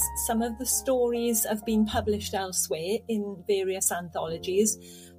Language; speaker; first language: English; native; English